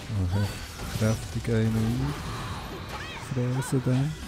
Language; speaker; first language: German; native; German